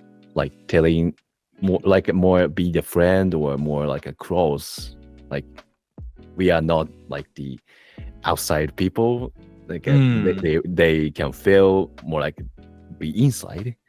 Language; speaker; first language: English; non-native, learner; Japanese